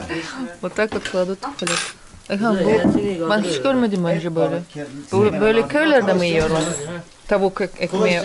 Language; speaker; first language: Russian; native; Russian